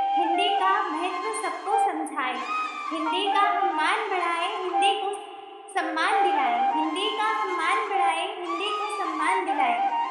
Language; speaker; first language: Hindi; native; Hindi